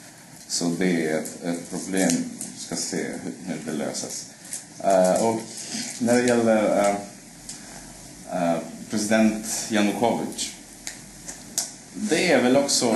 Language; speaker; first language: Swedish; non-native, fluent; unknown